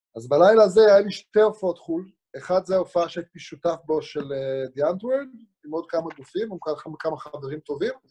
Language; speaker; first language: Hebrew; native; Hebrew